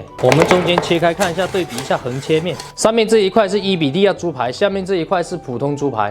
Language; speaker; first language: Chinese; native; Chinese